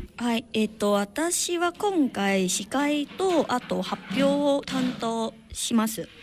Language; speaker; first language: Japanese; non-native, fluent; Khmer